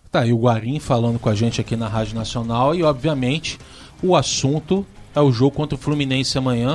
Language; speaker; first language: Portuguese; native; Portuguese